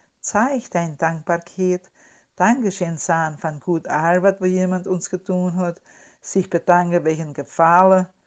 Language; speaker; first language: German; non-native, learner; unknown